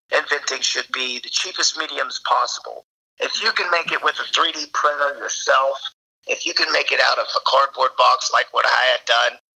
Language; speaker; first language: English; native; English